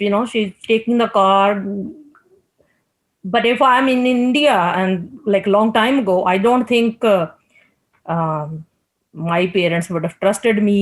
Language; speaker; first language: English; non-native, local second language; Punjabi